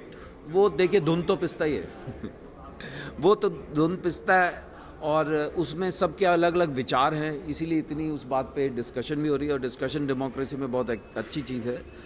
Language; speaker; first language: Hindi; native; Hindi